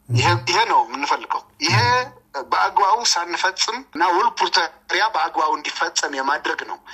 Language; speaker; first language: Amharic; non-native, local second language; Tigrinya